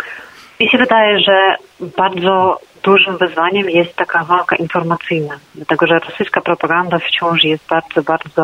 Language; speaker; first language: Polish; non-native, fluent; Ukrainian